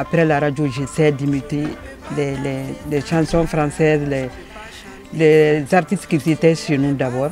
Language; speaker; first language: French; non-native, local second language; Bambara